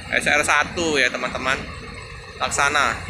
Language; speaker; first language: Indonesian; native; Indonesian